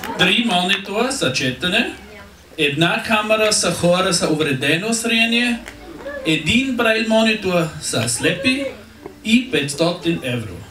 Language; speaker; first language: Bulgarian; non-native, learner; German